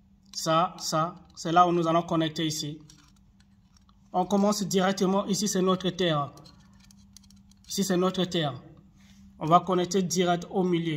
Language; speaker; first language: French; non-native, local second language; Arabic